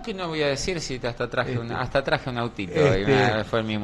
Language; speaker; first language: Spanish; native; Spanish